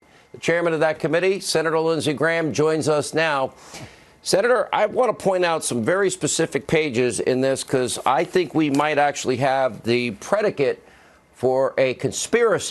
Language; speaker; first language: English; native; English